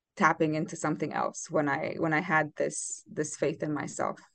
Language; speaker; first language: English; non-native, fluent; Romanian